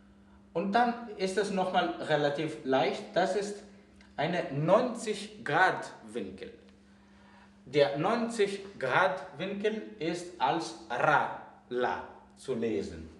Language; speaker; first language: German; non-native, fluent; Greek